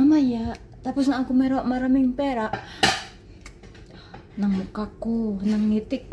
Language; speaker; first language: Filipino; non-native, learner; Indonesian